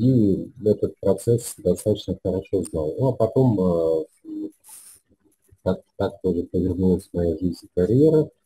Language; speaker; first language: Russian; native; Russian